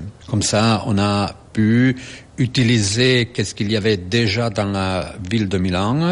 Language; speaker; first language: French; non-native, fluent; Italian